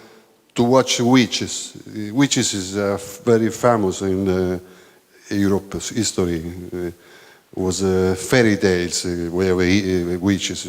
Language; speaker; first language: English; non-native, learner; Italian